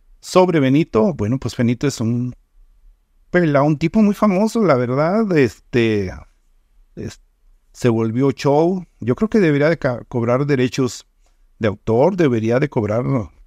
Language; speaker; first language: Spanish; native; Spanish